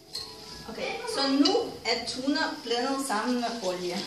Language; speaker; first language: Danish; non-native, fluent; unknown